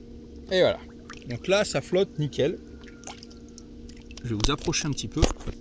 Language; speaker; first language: French; native; French